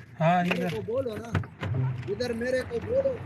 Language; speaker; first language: Hindi; non-native, local second language; Pashto